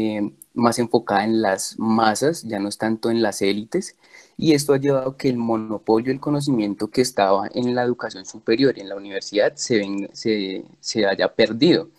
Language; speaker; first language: Spanish; native; Spanish